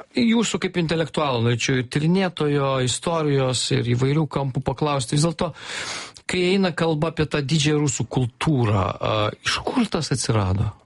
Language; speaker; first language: Lithuanian; native; Lithuanian